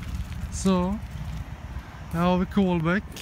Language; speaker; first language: Swedish; native; Swedish